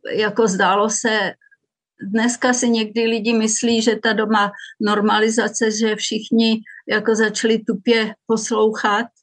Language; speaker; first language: Czech; native; Czech